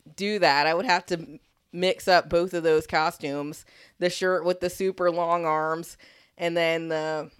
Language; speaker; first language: English; native; English